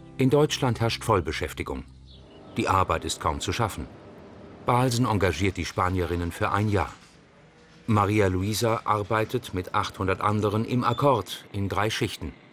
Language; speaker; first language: German; native; German